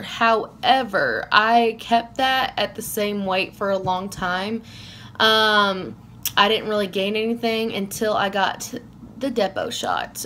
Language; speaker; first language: English; native; English